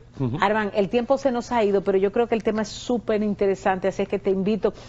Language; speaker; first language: Spanish; native; Spanish